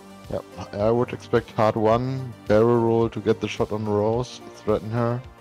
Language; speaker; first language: English; non-native, fluent; German